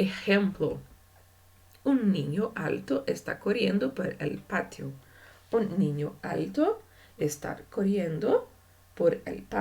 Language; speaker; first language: Spanish; non-native, learner; Portuguese